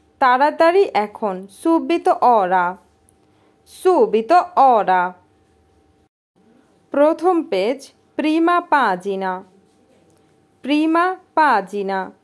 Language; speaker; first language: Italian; non-native, learner; Bangla